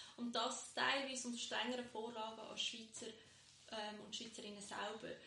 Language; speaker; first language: German; early bilingual, other home language; Bosnian